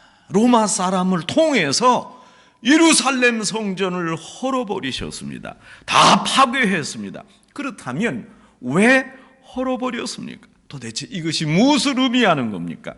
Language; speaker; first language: Korean; native; Korean